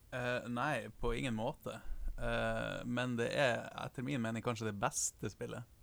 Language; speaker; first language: Norwegian; native; Norwegian